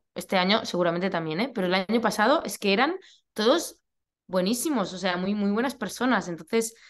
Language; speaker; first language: Spanish; native; Spanish